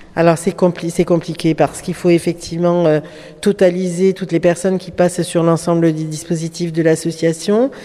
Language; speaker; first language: French; native; French